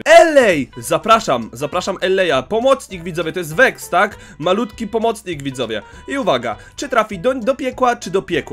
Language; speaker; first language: Polish; native; Polish